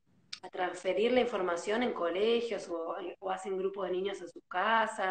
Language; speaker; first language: Spanish; native; Spanish